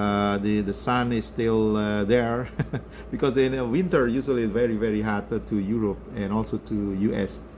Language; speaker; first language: English; non-native, learner; Indonesian